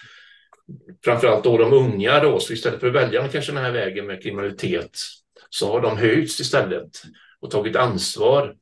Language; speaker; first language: Swedish; native; Swedish